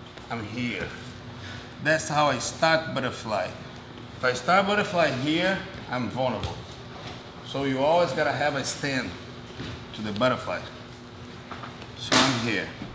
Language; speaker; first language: English; non-native, fluent; Portuguese